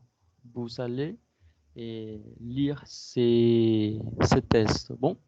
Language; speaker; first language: French; non-native, fluent; Spanish